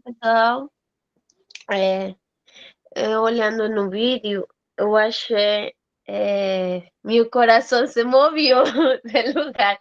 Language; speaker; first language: Portuguese; non-native, fluent; Spanish